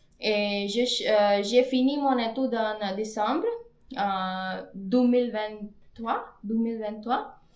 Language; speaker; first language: French; non-native, learner; Gujarati